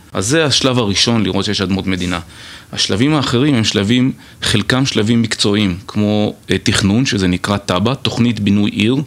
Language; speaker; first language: Hebrew; native; Hebrew